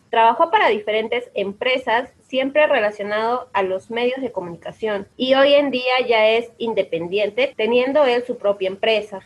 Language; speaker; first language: Spanish; native; Spanish